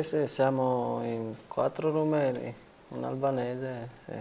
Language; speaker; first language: Italian; non-native, fluent; Romanian